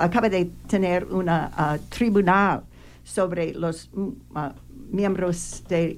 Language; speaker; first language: Spanish; non-native, learner; English